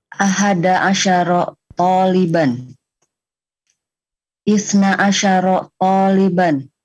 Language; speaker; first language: Arabic; non-native, learner; Indonesian